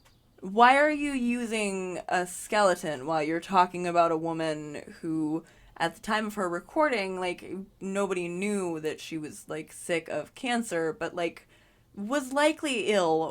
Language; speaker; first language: English; native; English